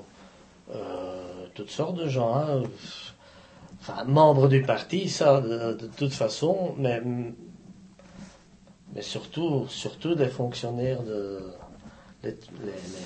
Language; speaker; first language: French; native; French